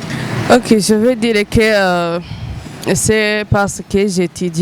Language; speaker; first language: French; non-native, local second language; Rundi